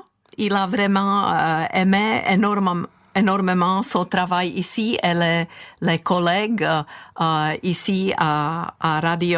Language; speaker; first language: French; non-native, fluent; Czech